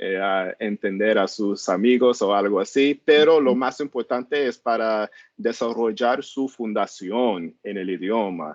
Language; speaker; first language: Spanish; non-native, learner; English